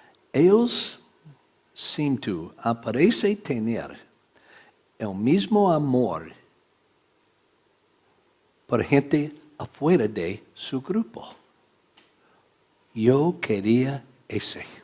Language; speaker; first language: Spanish; non-native, learner; English